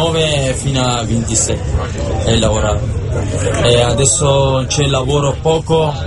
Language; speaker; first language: Italian; non-native, learner; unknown